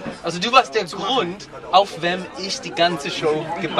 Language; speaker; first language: German; non-native, fluent; English